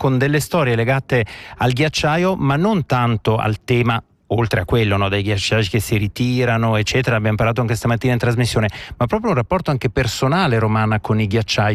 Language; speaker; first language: Italian; native; Italian